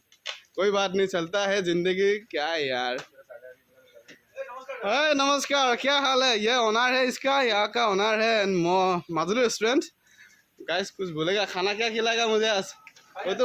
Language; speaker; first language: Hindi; non-native, local second language; Assamese